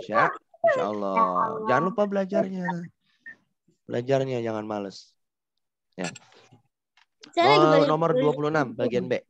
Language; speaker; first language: Indonesian; native; Indonesian